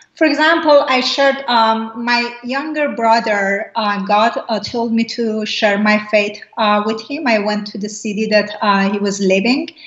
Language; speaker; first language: English; non-native, fluent; Persian